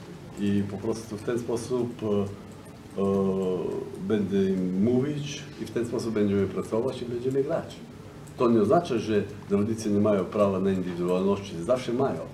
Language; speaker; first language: Polish; non-native, fluent; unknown